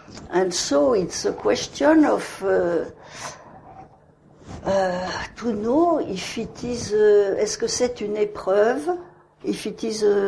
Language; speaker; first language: French; native; French